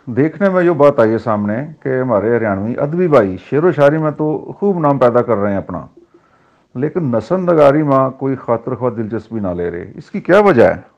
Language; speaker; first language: Urdu; non-native, local second language; Haryanvi